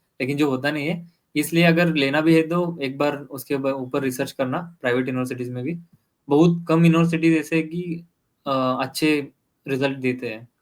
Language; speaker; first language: Hindi; non-native, local second language; Kannada